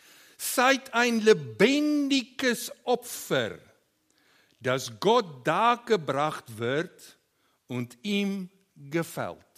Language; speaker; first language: German; non-native, learner; Afrikaans